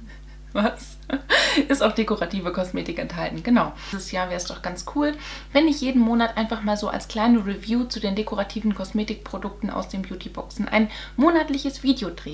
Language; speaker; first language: German; native; German